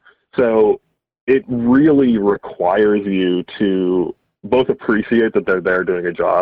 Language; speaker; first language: English; native; English